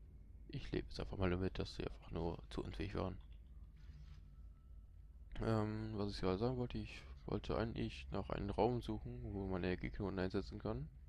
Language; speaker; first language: German; native; German